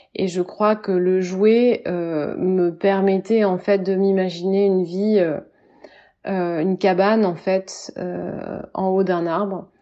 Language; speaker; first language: French; native; French